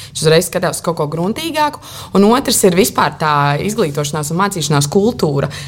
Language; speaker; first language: Latvian; native; Latvian